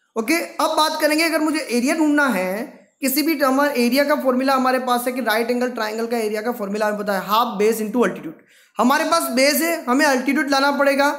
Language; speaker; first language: Hindi; non-native, local second language; Gujarati